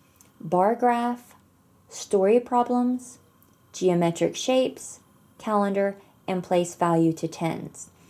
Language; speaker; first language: English; native; English